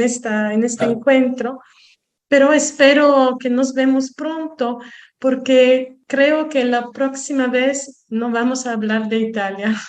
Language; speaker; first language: Spanish; non-native, fluent; Italian